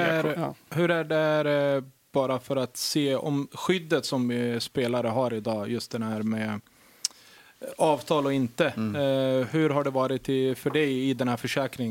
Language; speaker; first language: Swedish; native; Swedish